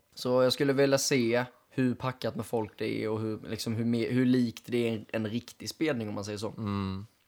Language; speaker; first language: Swedish; native; Swedish